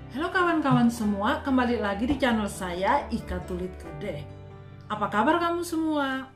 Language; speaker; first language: Indonesian; non-native, local second language; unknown